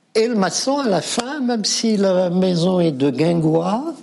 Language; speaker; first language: French; non-native, local second language; Arabic